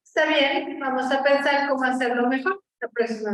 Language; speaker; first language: Spanish; native; Spanish